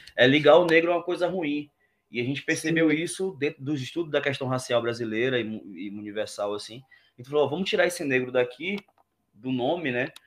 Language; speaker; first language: Portuguese; native; Portuguese